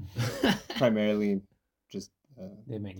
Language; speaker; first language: English; native; English